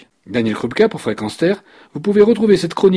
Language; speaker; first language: French; native; French